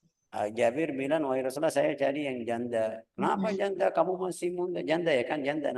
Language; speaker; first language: Indonesian; non-native, fluent; Arabic